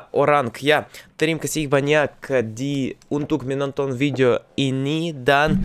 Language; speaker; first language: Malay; non-native, learner; Russian